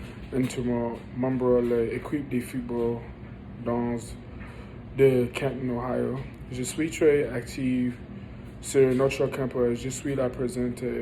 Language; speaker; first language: French; non-native, learner; English